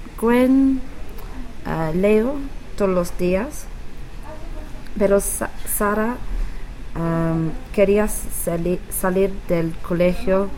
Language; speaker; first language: Spanish; non-native, learner; English